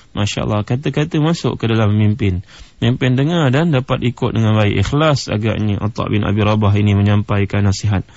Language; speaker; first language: Malay; native; Malay